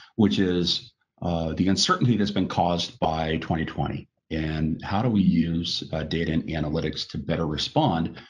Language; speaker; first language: English; native; English